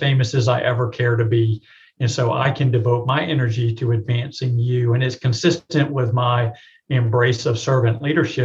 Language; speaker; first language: English; native; English